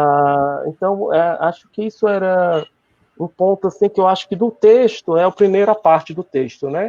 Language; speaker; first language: Portuguese; native; Portuguese